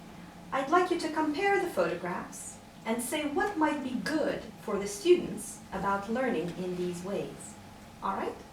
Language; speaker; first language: English; non-native, fluent; Russian